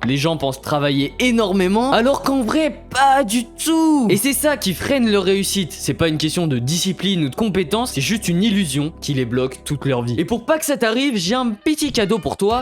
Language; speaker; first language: French; native; French